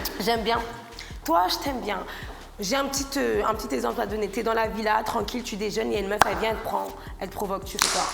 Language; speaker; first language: French; early bilingual, other home language; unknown